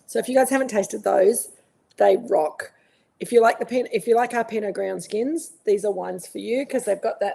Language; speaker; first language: English; native; English